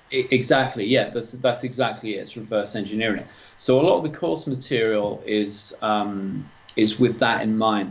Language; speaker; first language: English; native; English